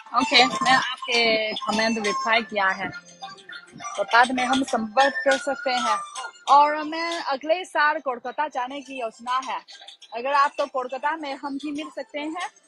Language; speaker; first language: Hindi; non-native, fluent; Chinese